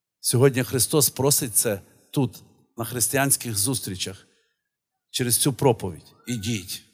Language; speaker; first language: Ukrainian; native; Ukrainian